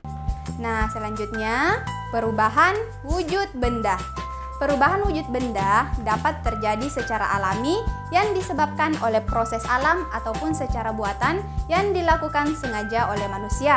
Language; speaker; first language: Indonesian; native; Indonesian